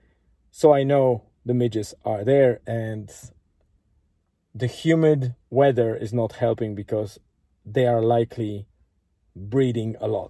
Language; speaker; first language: English; non-native, fluent; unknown